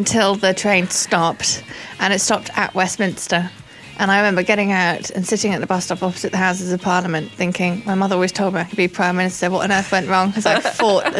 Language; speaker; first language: English; native; English